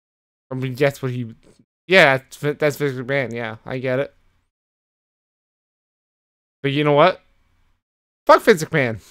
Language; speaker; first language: English; native; English